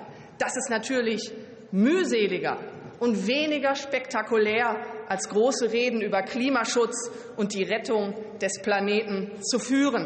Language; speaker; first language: German; native; German